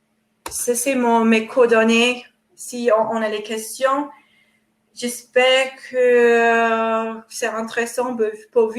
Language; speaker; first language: French; non-native, fluent; English